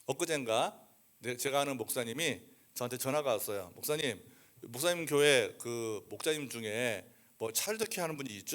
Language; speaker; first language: Korean; native; Korean